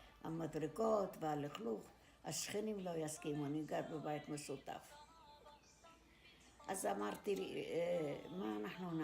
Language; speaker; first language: Hebrew; non-native, fluent; Arabic